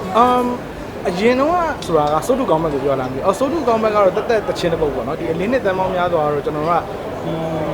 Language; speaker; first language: Burmese; native; Burmese